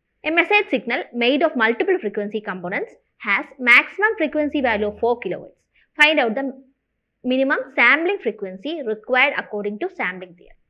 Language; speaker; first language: English; non-native, local second language; Malayalam